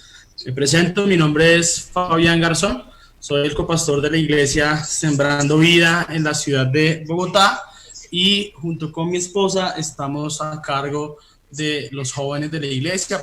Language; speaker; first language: Spanish; native; Spanish